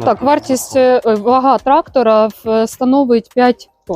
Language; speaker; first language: Ukrainian; native; Ukrainian